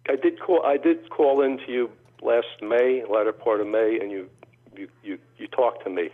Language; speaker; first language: English; early bilingual, other home language; Polish